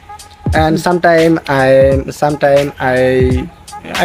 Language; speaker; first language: English; non-native, learner; Bangla